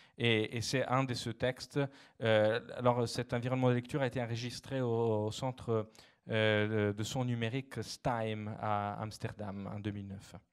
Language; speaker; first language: French; non-native, fluent; Italian